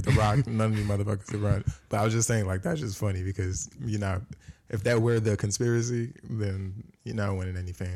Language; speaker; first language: English; native; English